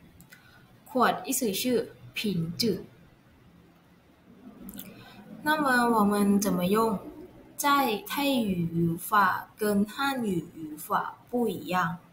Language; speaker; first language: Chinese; non-native, learner; Thai